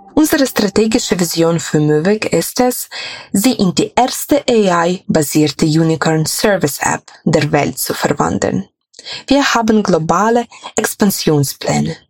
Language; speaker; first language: German; non-native, fluent; Ukrainian